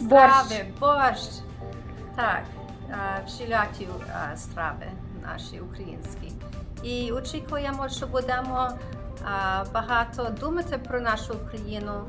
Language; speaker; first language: Ukrainian; early bilingual, heritage; Ukrainian